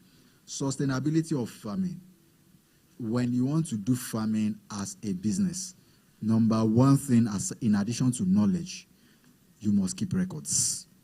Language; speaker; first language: English; non-native, local second language; Yoruba